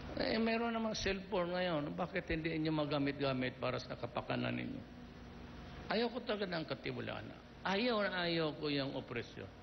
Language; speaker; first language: Filipino; non-native, local second language; Cebuano